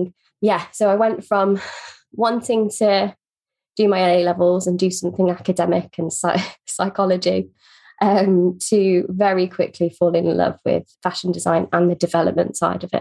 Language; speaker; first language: English; native; English